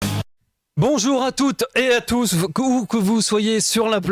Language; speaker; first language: French; native; French